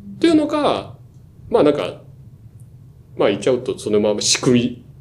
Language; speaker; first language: Japanese; non-native, fluent; Chinese